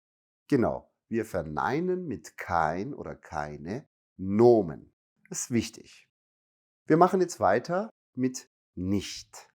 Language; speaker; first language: German; non-native, fluent; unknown